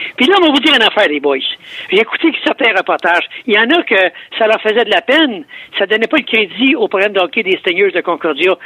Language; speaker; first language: French; native; French